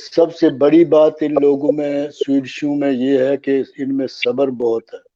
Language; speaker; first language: Urdu; native; Urdu